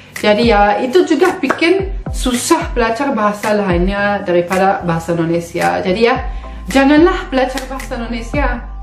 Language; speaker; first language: Indonesian; non-native, fluent; German